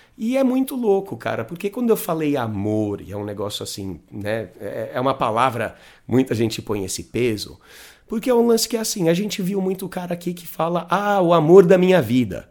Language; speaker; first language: Portuguese; non-native, fluent; English